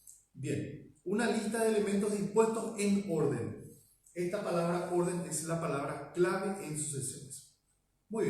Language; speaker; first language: Spanish; native; Spanish